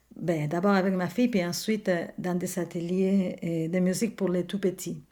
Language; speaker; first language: French; non-native, fluent; Spanish